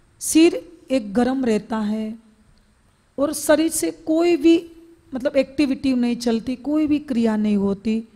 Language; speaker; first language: Hindi; non-native, local second language; Gujarati